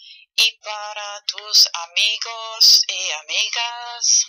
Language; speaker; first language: Spanish; non-native, fluent; German